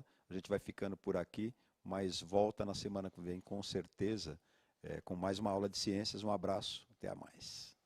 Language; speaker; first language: Portuguese; native; Portuguese